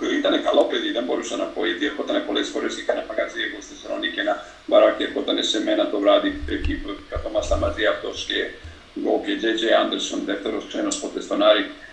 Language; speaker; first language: Greek; non-native, fluent; Serbian